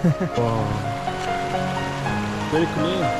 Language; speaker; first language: English; non-native, learner; Korean